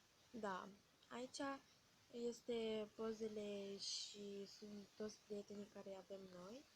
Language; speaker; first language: Romanian; native; Romanian